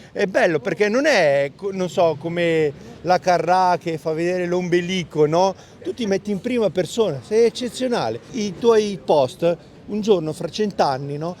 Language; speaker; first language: Italian; native; Italian